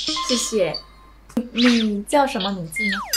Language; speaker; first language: Chinese; non-native, fluent; Thai